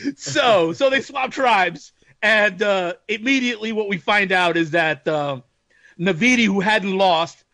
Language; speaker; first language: English; native; English